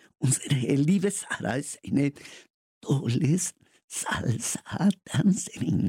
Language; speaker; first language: German; non-native, learner; Spanish